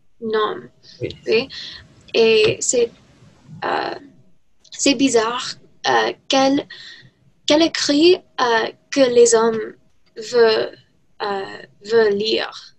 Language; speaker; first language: French; non-native, learner; English